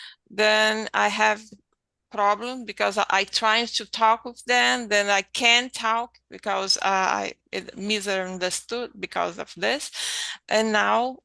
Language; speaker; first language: English; non-native, learner; Portuguese